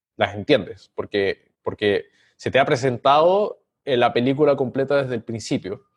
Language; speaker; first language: Spanish; native; Spanish